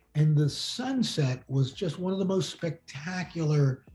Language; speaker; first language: English; native; English